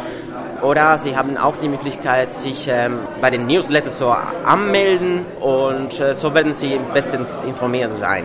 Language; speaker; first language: German; non-native, fluent; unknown